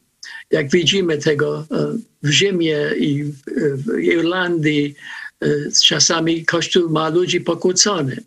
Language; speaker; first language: Polish; early bilingual, heritage; Polish